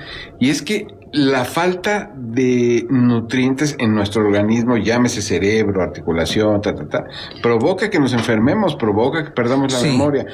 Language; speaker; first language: Spanish; native; Spanish